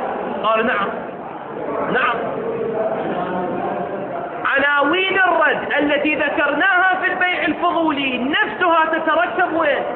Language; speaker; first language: Arabic; native; Arabic